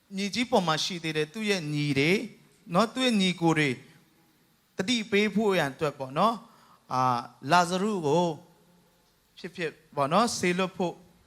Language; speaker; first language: Burmese; non-native, local second language; Tedim Chin